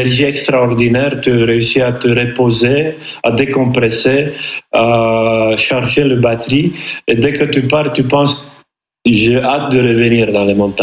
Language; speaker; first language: French; non-native, fluent; Romanian